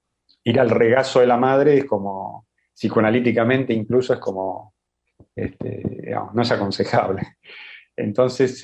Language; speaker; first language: Spanish; native; Spanish